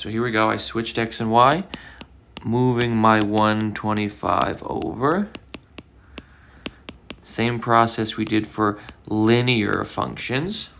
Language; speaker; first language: English; native; English